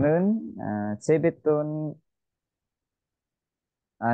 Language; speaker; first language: Korean; non-native, learner; Vietnamese